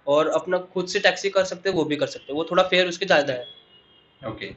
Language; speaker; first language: Hindi; non-native, local second language; Marathi